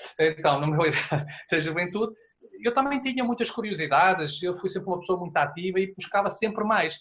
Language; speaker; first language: Portuguese; native; Portuguese